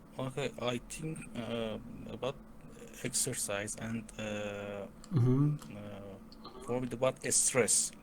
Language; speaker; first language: English; non-native, learner; Persian